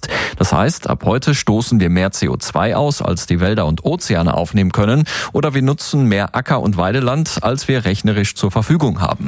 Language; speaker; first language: German; native; German